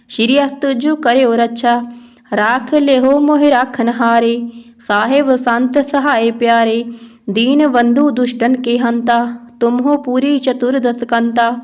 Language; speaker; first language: Hindi; non-native, local second language; Punjabi